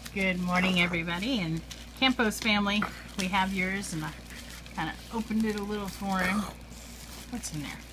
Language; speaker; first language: English; native; English